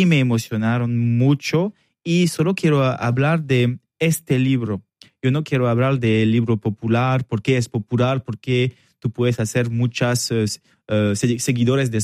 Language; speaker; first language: Spanish; non-native, learner; French